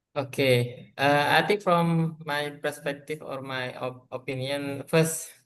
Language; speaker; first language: English; non-native, learner; Indonesian